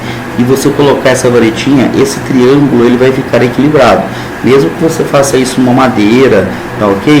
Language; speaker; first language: Portuguese; native; Portuguese